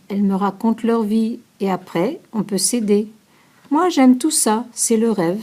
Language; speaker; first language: French; non-native, learner; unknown